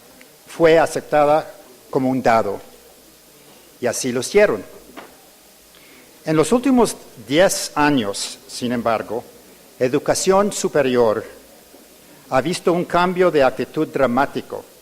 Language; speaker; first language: Spanish; early bilingual, heritage; English